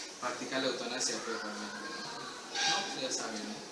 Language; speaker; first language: Spanish; native; Spanish